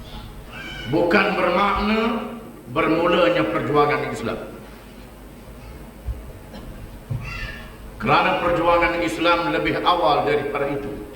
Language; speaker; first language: Malay; native; Malay